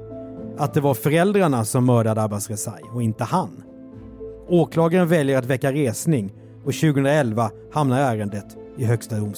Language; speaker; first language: Swedish; native; Swedish